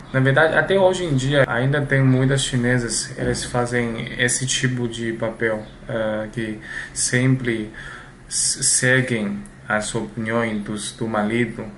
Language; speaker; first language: Portuguese; non-native, learner; Chinese